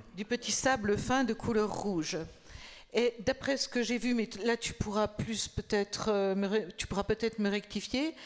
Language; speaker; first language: French; native; French